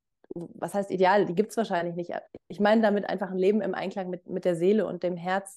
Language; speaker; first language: German; native; German